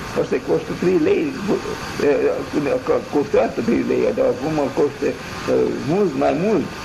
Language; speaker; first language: Romanian; non-native, local second language; German